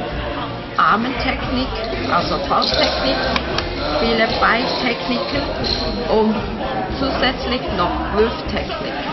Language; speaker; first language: German; non-native, fluent; Chinese